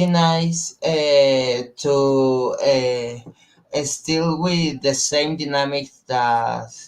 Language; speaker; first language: English; non-native, learner; Spanish